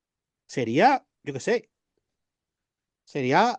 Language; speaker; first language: Spanish; native; Spanish